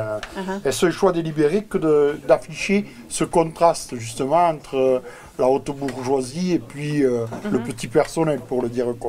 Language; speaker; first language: French; native; French